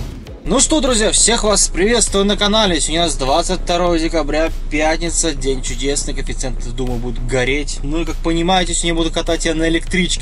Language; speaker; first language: Russian; native; Russian